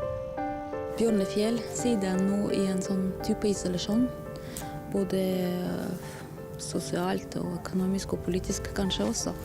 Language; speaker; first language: Norwegian; non-native, fluent; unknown